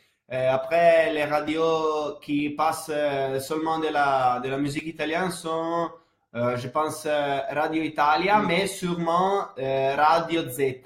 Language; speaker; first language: French; non-native, fluent; Italian